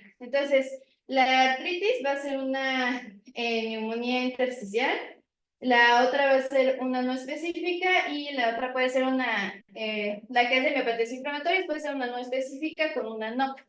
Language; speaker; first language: Spanish; native; Spanish